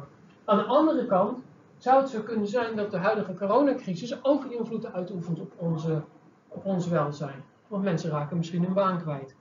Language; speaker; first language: Dutch; native; Dutch